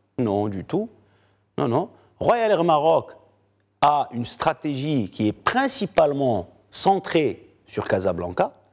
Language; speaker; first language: French; non-native, local second language; Arabic